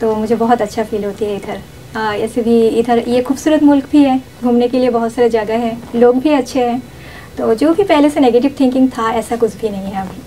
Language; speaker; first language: Urdu; non-native, fluent; Bangla